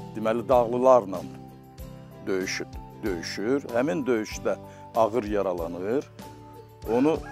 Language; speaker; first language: Azerbaijani; non-native, local second language; Lezghian